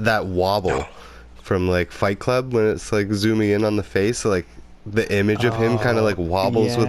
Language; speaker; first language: English; native; English